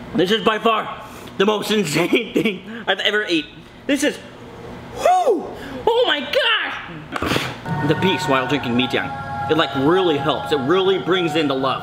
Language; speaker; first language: English; native; English